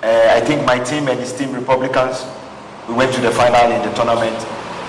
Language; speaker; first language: English; non-native, local second language; Ga